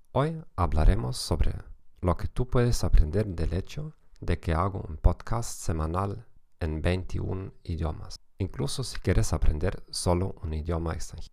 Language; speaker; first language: Spanish; non-native, fluent; German